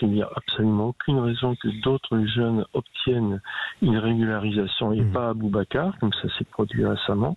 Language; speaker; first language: French; native; French